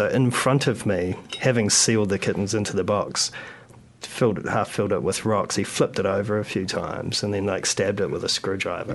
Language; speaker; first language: English; native; English